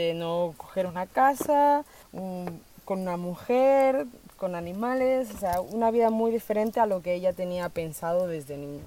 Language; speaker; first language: Spanish; native; Spanish